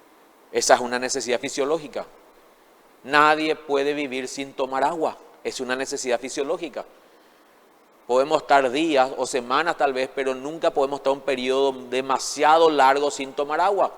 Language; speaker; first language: Spanish; native; Spanish